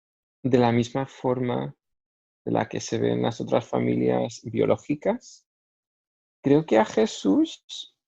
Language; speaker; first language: Spanish; non-native, fluent; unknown